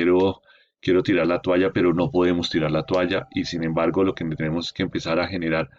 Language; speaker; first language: Spanish; native; Spanish